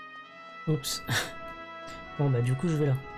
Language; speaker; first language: French; native; French